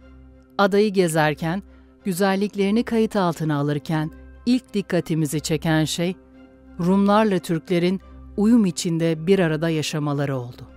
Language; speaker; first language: Turkish; native; Turkish